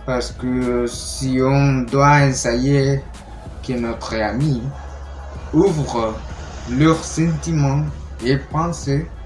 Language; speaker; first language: French; non-native, learner; Spanish